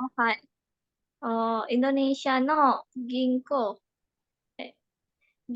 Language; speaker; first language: Japanese; non-native, learner; Indonesian